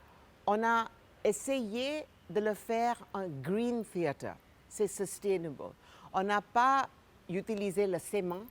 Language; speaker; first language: French; non-native, fluent; Gujarati